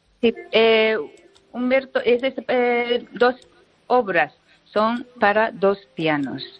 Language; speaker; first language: Spanish; non-native, fluent; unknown